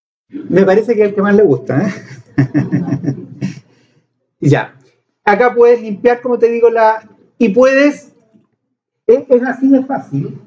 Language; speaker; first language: Spanish; native; Spanish